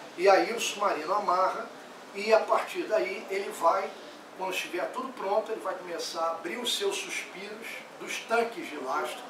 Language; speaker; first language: Portuguese; native; Portuguese